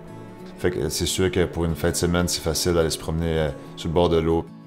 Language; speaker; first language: French; native; French